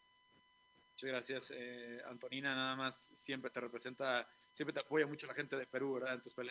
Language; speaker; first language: Spanish; native; Spanish